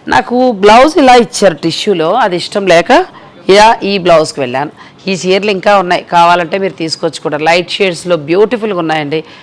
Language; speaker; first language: Telugu; native; Telugu